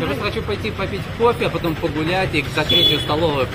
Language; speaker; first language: Russian; native; Russian